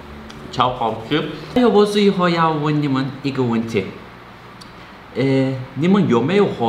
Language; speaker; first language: Chinese; non-native, learner; Turkish